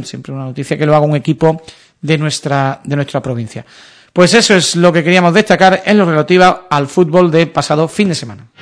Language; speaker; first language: Spanish; native; Spanish